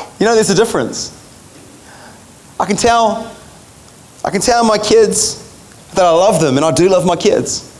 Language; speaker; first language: English; native; English